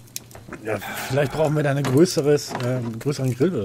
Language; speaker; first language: German; native; German